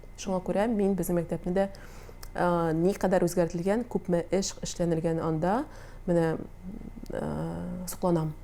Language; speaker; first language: Tatar; native; Tatar